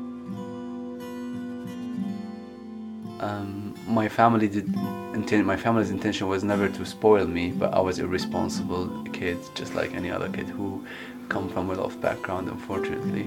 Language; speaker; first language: English; non-native, fluent; Arabic